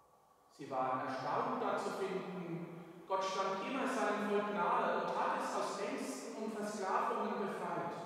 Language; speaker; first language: German; native; German